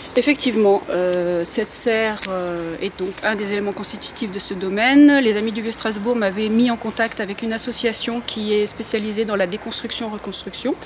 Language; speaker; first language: French; native; French